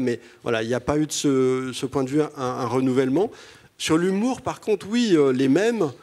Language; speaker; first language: French; native; French